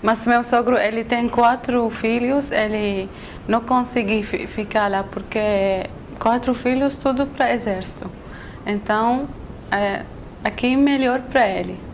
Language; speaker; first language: Portuguese; non-native, learner; Arabic